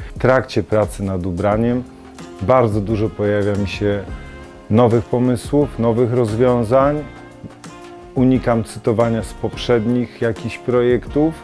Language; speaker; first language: Polish; native; Polish